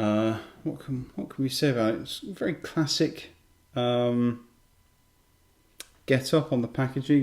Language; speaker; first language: English; native; English